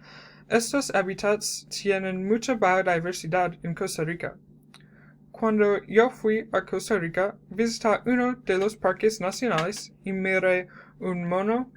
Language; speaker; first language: Spanish; non-native, learner; English